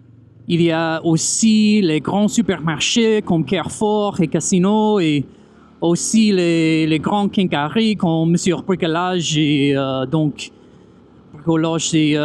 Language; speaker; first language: French; non-native, fluent; English